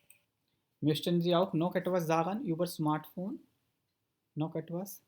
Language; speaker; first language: German; non-native, fluent; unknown